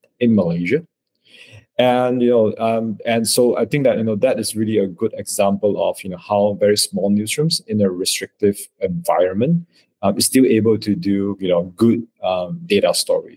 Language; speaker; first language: English; non-native, local second language; Chinese